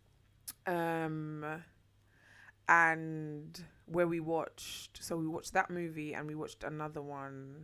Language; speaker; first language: English; early bilingual, other home language; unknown